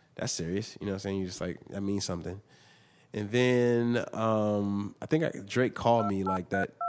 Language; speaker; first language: English; native; English